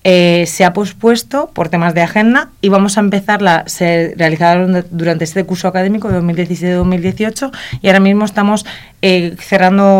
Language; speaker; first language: Spanish; native; Spanish